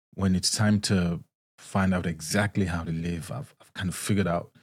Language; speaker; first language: English; non-native, local second language; Yoruba